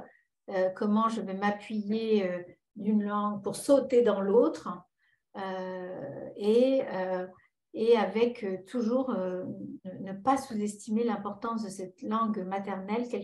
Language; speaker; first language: French; early bilingual, other home language; Spanish